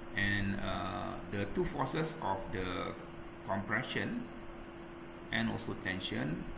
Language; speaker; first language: English; non-native, local second language; Malay